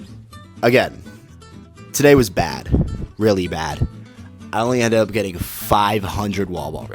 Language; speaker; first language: English; native; English